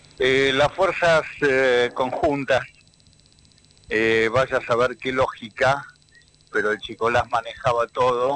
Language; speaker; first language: Spanish; native; Spanish